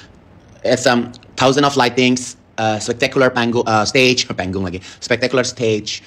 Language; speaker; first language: English; non-native, learner; Indonesian